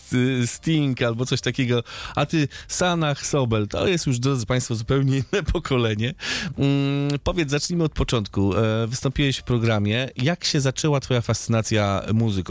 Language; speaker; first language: Polish; native; Polish